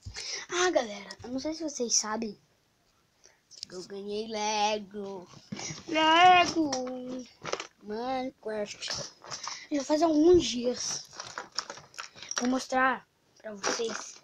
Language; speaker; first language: Portuguese; native; Portuguese